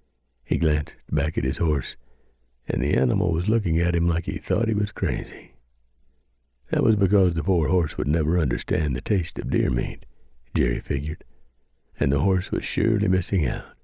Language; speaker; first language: English; native; English